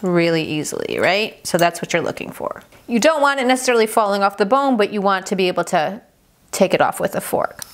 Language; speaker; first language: English; non-native, fluent; Persian